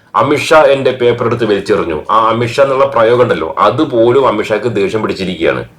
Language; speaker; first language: Malayalam; native; Malayalam